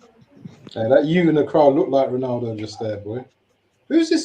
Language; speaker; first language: English; native; English